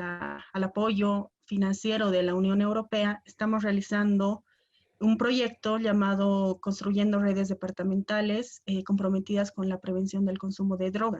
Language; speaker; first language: Spanish; native; Spanish